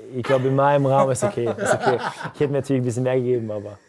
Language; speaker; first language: German; native; German